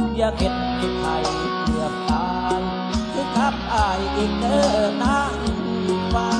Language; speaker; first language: Thai; native; Thai